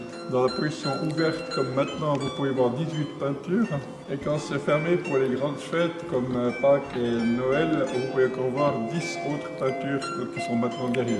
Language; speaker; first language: French; non-native, fluent; Romanian